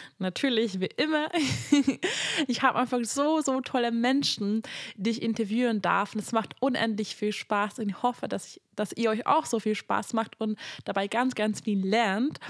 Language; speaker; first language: German; non-native, fluent; Hungarian